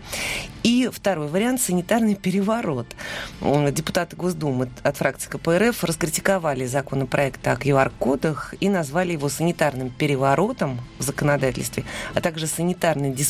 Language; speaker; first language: Russian; native; Russian